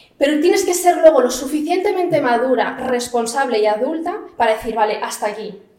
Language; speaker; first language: Spanish; early bilingual, other home language; Arabic